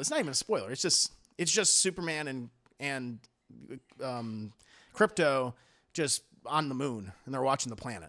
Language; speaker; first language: English; native; English